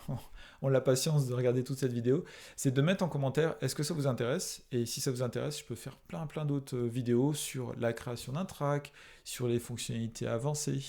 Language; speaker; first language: French; native; French